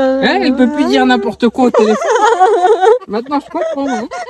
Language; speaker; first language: French; native; French